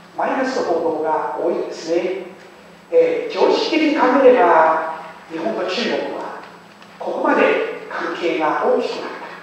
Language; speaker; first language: Japanese; non-native, fluent; Chinese